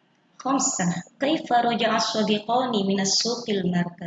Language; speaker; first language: Arabic; non-native, fluent; Indonesian